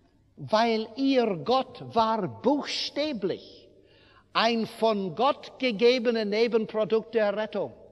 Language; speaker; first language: German; non-native, fluent; English